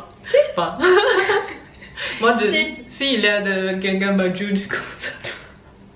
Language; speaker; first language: French; non-native, learner; Chinese